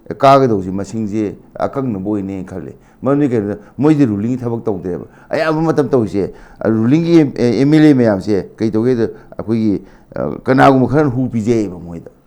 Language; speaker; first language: Manipuri; native; Manipuri